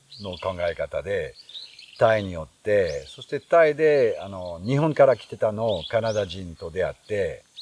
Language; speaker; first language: Japanese; non-native, fluent; French